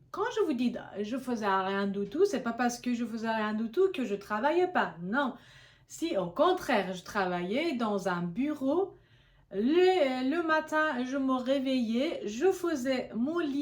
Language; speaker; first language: French; non-native, fluent; Persian